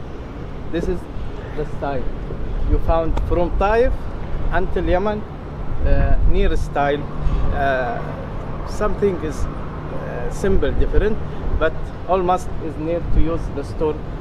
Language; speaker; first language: English; non-native, local second language; Arabic